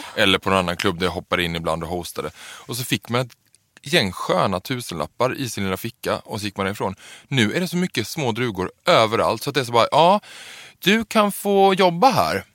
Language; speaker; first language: Swedish; native; Swedish